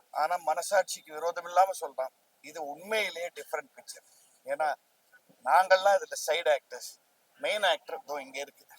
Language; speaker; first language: Tamil; native; Tamil